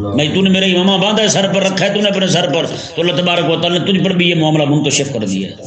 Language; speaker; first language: Urdu; non-native, local second language; Punjabi